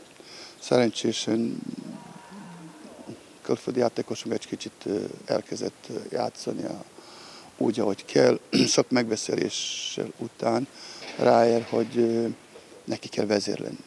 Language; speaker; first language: Hungarian; non-native, fluent; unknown